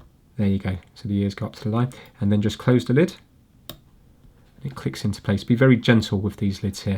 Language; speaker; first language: English; native; English